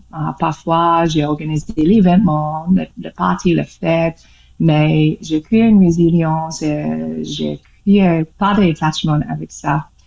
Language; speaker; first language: French; non-native, learner; English